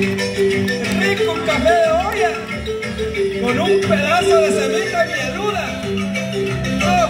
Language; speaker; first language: Spanish; native; Spanish